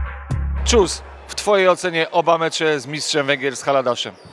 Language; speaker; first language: Polish; native; Polish